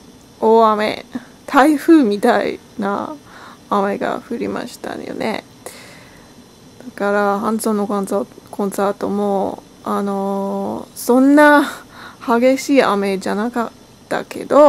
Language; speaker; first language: Japanese; non-native, learner; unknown